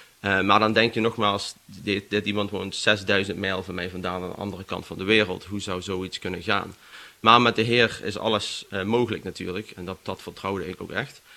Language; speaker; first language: Dutch; native; Dutch